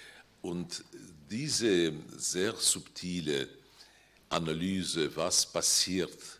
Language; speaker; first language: German; non-native, fluent; Polish